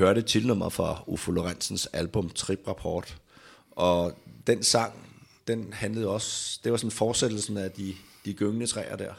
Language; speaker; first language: Danish; native; Danish